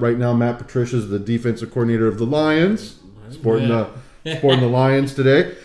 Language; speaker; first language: English; native; English